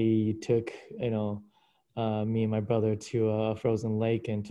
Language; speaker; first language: English; early bilingual, other home language; Japanese